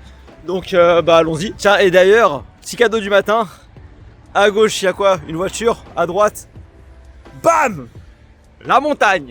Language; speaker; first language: French; native; French